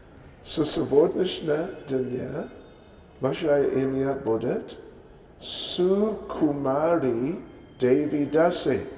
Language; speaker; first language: Russian; non-native, learner; English